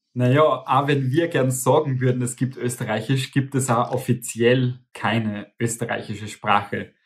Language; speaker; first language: German; native; German